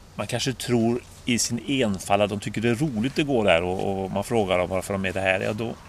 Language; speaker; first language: Swedish; native; Swedish